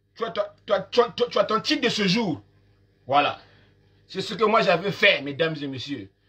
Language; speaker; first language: French; non-native, local second language; Lingala